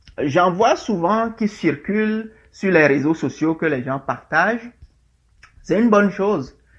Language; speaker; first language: French; non-native, local second language; Ewe